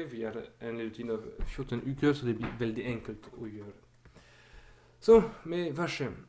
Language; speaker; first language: Norwegian; non-native, learner; Dutch